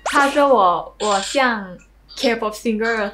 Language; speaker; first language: Chinese; non-native, fluent; Thai